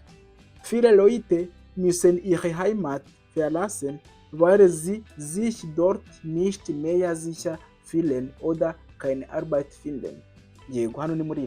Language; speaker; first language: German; non-native, fluent; Kinyarwanda